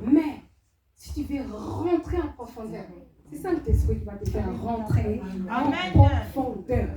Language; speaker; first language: French; non-native, local second language; Lingala